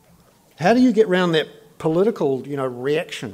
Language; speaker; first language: English; native; English